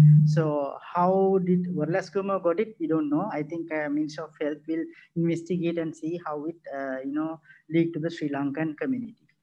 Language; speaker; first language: English; non-native, local second language; Sinhala